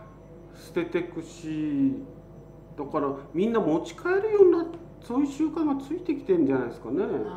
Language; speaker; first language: Japanese; native; Japanese